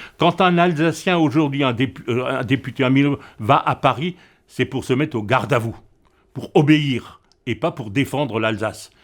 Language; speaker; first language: French; non-native, local second language; Swiss German